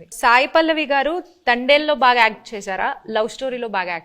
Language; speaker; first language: Telugu; native; Telugu